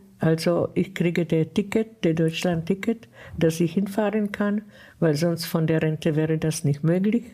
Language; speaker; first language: German; non-native, fluent; Czech